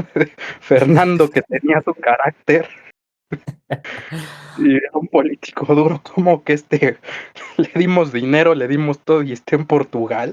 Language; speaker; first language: Spanish; native; Spanish